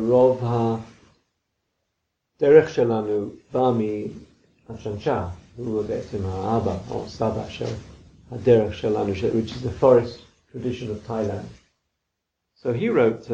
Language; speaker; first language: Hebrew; non-native, fluent; English